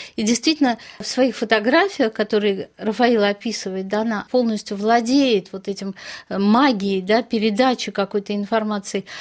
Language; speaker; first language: Russian; native; Russian